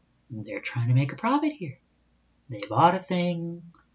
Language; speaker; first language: English; native; English